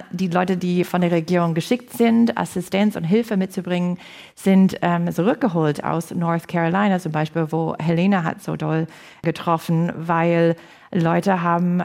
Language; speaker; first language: German; non-native, fluent; English